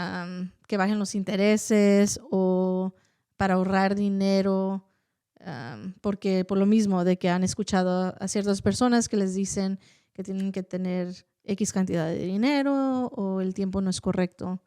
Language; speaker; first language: Spanish; early bilingual, heritage; Spanish